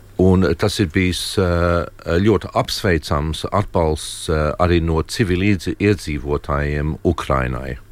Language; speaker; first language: Latvian; native; Latvian